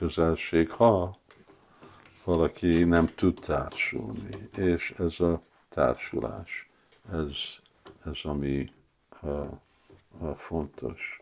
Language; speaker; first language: Hungarian; early bilingual, heritage; Hungarian